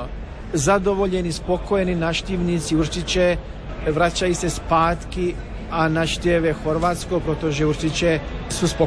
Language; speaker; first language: Czech; non-native, learner; Croatian